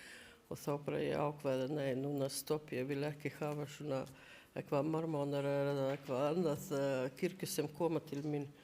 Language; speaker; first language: Icelandic; non-native, learner; Latvian